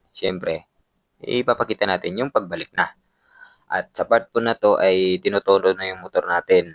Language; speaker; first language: Filipino; native; Filipino